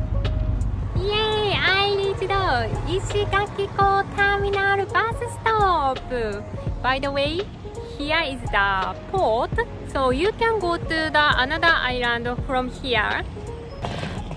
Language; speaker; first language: English; non-native, learner; Japanese